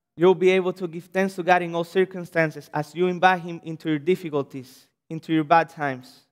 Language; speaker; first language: English; non-native, fluent; Spanish